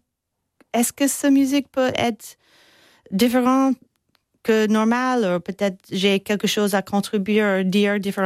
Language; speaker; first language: French; non-native, fluent; English